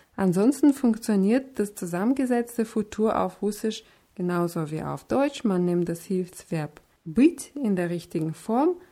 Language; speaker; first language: German; non-native, fluent; Russian